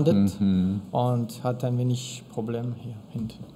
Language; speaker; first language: German; non-native, local second language; French